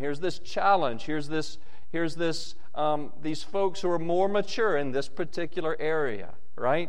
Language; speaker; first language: English; native; English